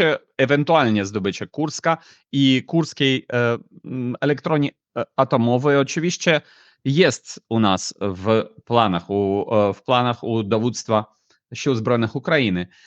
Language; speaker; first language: Polish; non-native, fluent; Ukrainian